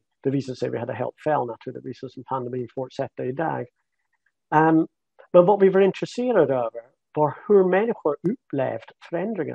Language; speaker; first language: Swedish; non-native, fluent; English